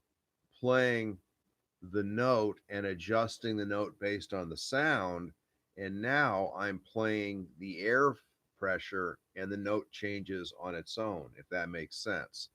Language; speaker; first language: English; native; English